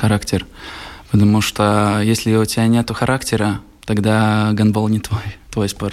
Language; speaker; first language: Russian; non-native, local second language; Latvian